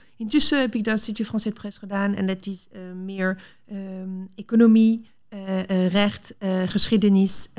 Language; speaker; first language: Dutch; non-native, fluent; French